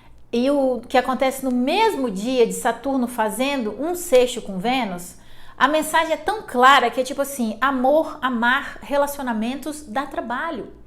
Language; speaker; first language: Portuguese; native; Portuguese